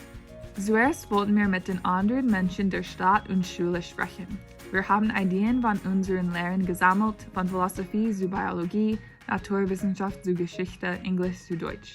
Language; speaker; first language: German; non-native, learner; English